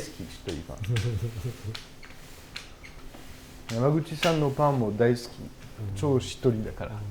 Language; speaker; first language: Japanese; non-native, learner; French